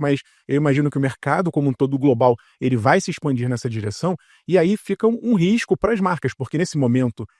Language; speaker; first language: Portuguese; native; Portuguese